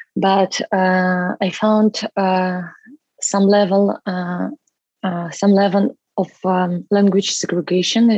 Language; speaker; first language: English; non-native, learner; Russian